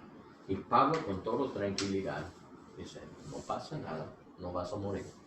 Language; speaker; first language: Spanish; non-native, learner; English